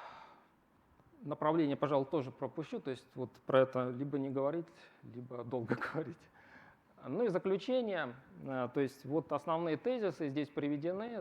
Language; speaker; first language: Russian; native; Russian